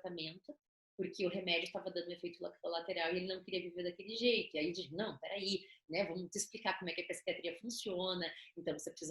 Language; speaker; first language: Portuguese; native; Portuguese